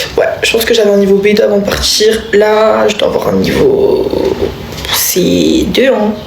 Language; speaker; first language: French; native; French